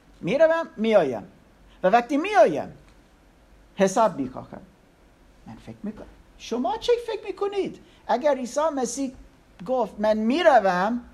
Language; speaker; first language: Persian; non-native, learner; English